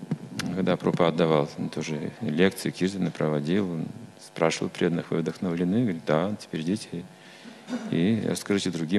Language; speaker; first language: Russian; native; Russian